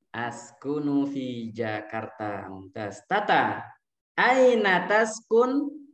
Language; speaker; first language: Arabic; non-native, fluent; Indonesian